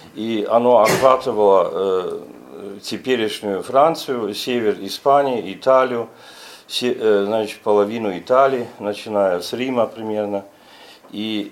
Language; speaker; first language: Russian; non-native, fluent; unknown